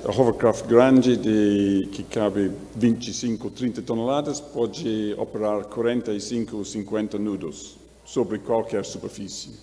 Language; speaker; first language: Portuguese; non-native, learner; English